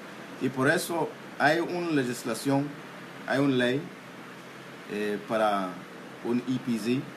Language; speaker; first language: Spanish; non-native, local second language; English